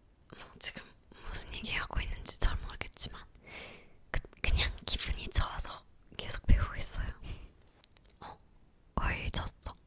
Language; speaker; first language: Korean; non-native, learner; English